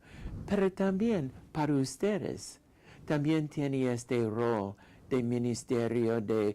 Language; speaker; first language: Spanish; non-native, fluent; English